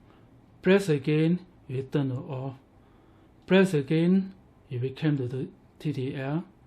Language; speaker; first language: English; non-native, learner; Chinese